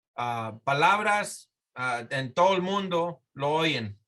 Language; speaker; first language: Spanish; early bilingual, heritage; Spanish